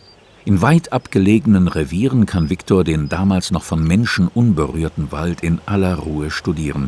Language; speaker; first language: German; native; German